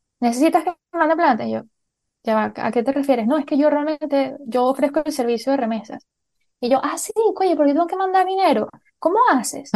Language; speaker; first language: Spanish; native; Spanish